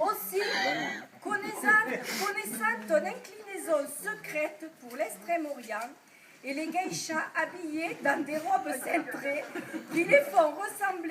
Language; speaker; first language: French; native; French